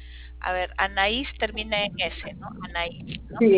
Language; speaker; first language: Spanish; native; Spanish